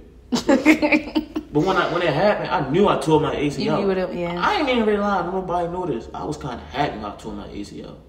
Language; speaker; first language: English; native; English